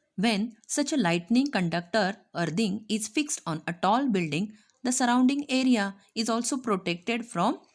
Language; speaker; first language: English; non-native, local second language; Marathi